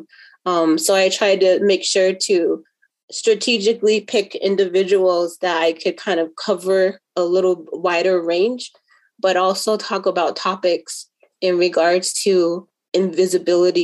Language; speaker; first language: English; native; English